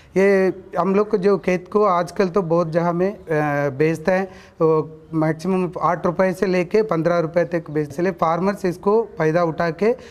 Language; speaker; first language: Hindi; non-native, local second language; Kannada